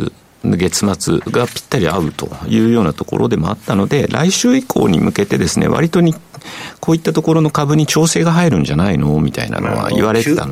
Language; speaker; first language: Japanese; native; Japanese